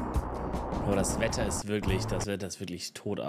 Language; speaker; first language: German; native; German